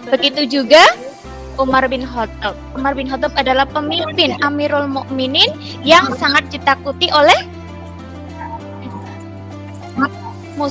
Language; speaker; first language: Indonesian; native; Indonesian